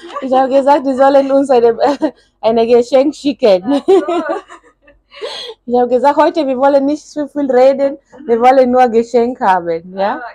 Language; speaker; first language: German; non-native, learner; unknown